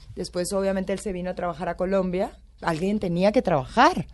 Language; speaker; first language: Spanish; native; Spanish